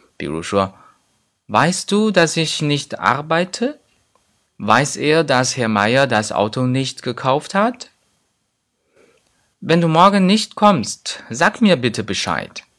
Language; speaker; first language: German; non-native, fluent; Chinese